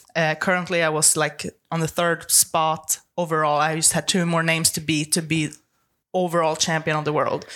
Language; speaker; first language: English; non-native, fluent; Swedish